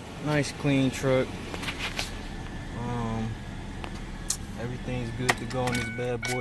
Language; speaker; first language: English; native; English